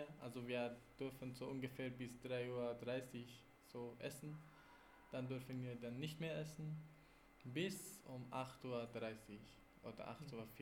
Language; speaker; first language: German; non-native, fluent; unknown